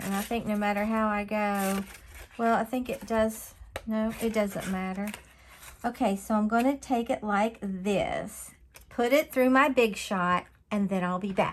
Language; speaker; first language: English; native; English